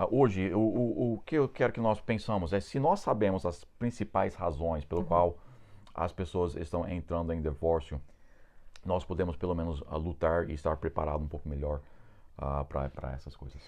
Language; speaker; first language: Portuguese; non-native, fluent; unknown